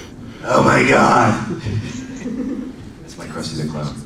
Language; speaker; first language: English; native; English